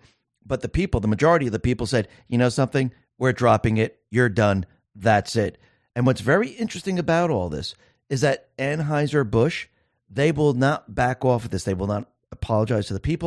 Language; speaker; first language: English; native; English